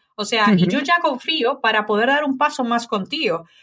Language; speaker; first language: Spanish; native; Spanish